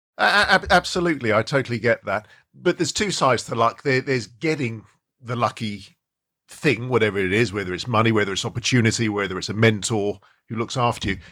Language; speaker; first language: English; native; English